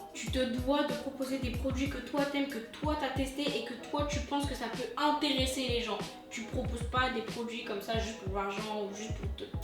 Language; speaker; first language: French; native; French